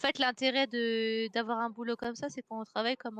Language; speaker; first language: French; native; French